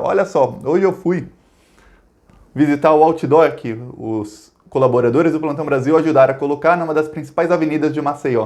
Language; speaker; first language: Portuguese; native; Portuguese